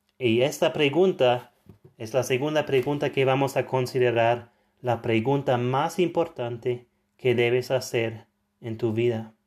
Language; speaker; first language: Spanish; non-native, fluent; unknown